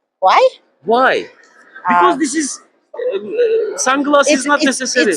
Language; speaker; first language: English; non-native, learner; Turkish